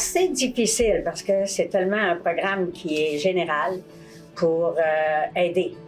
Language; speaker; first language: French; non-native, local second language; English